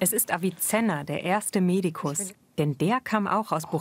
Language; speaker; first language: German; native; German